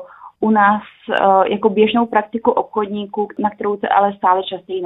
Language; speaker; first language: Czech; native; Czech